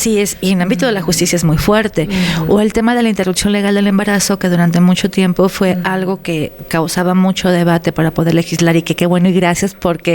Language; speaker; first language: Spanish; native; Spanish